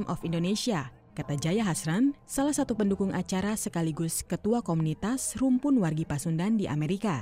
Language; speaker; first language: Indonesian; native; Indonesian